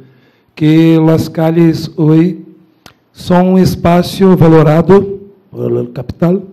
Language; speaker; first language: Spanish; non-native, fluent; Portuguese